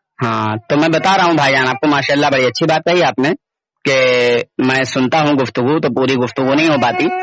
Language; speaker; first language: Urdu; native; Urdu